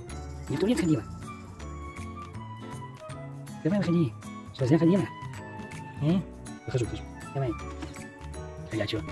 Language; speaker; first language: Russian; native; Russian